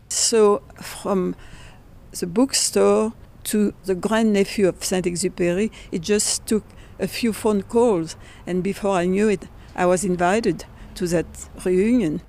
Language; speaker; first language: English; non-native, fluent; French